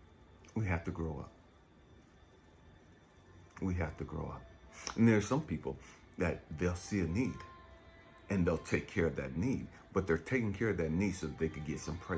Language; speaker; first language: English; native; English